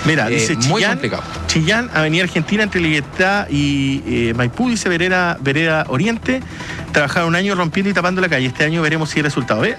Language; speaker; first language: Spanish; native; Spanish